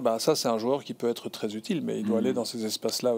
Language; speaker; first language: French; native; French